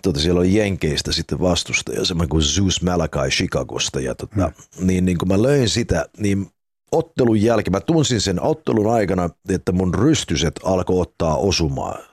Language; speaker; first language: Finnish; early bilingual, heritage; Finnish